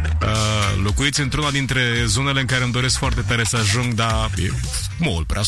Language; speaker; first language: Romanian; native; Romanian